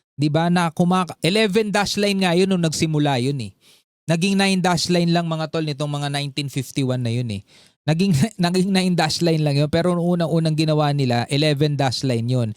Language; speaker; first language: Filipino; native; Filipino